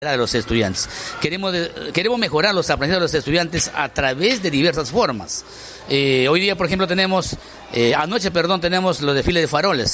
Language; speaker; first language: Spanish; native; Spanish